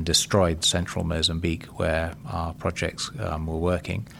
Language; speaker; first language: English; native; English